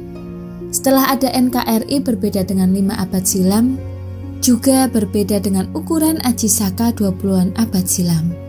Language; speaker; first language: Indonesian; native; Indonesian